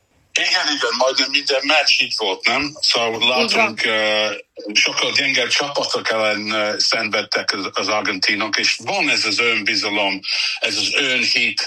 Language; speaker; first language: Hungarian; non-native, fluent; English